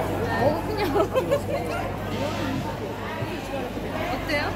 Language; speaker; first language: Korean; non-native, learner; Uzbek